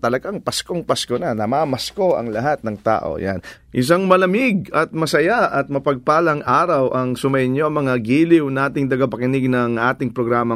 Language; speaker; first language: Filipino; native; Filipino